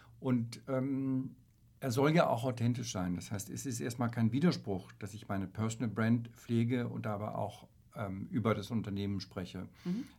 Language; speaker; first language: German; native; German